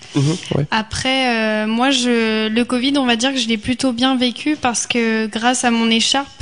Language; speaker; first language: French; native; French